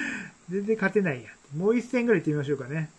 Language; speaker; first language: Japanese; native; Japanese